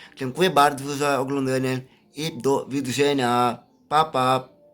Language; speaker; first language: Polish; non-native, learner; Portuguese